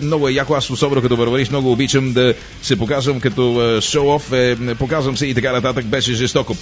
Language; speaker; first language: Bulgarian; native; Bulgarian